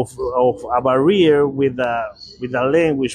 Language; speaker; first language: English; non-native, learner; Spanish